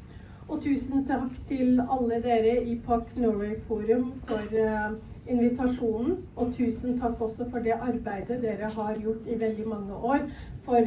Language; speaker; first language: Norwegian; early bilingual, other home language; Urdu